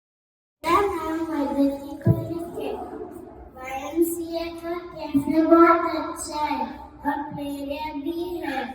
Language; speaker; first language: Hindi; non-native, local second language; Gujarati